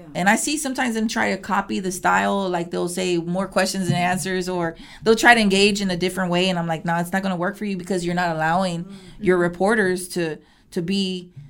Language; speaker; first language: English; native; English